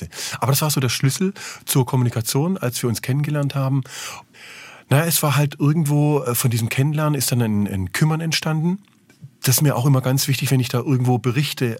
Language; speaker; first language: German; native; German